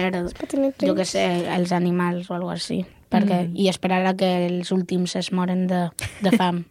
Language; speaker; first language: Catalan; non-native, local second language; Spanish